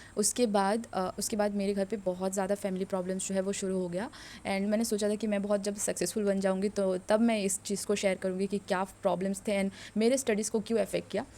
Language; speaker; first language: Hindi; non-native, local second language; Assamese